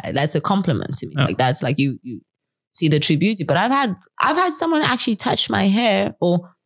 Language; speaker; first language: English; native; English